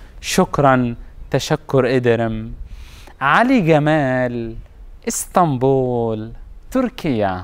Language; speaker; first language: Turkish; non-native, learner; Arabic